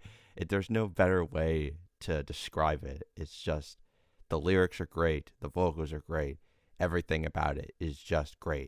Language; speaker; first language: English; native; English